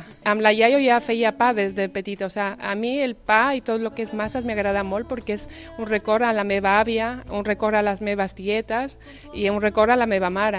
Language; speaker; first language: Catalan; non-native, fluent; Spanish